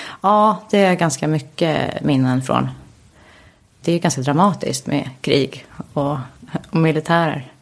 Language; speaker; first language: Swedish; early bilingual, heritage; Swedish